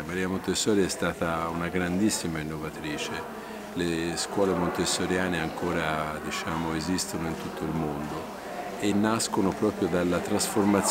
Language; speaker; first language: Italian; native; Italian